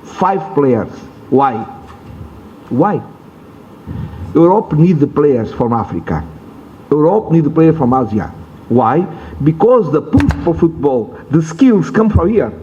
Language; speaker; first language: English; non-native, learner; Portuguese